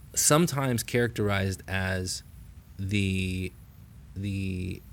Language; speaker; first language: English; native; English